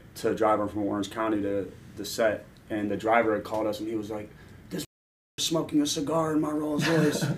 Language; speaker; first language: English; native; English